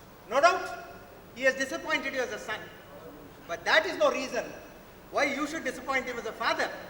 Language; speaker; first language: English; non-native, local second language; Tamil